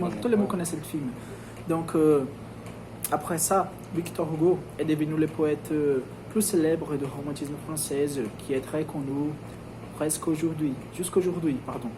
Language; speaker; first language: French; non-native, learner; Portuguese